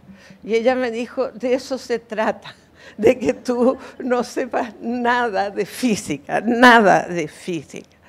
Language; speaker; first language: Spanish; native; Spanish